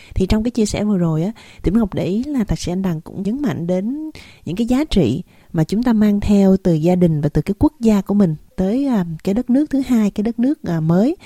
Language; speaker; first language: Vietnamese; native; Vietnamese